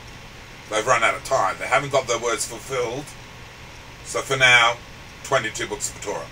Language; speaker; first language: English; native; English